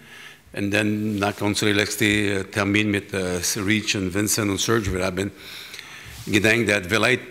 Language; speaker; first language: German; non-native, learner; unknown